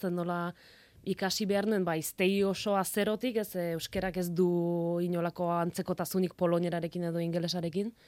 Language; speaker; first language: Basque; non-native, fluent; Polish